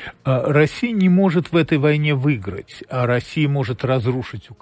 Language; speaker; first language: Polish; non-native, learner; Russian